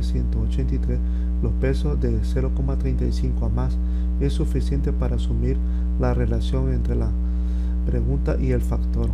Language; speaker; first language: Spanish; native; Spanish